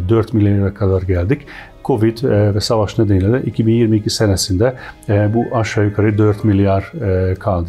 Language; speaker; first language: Turkish; non-native, fluent; Hungarian